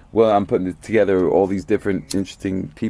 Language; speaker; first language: English; native; English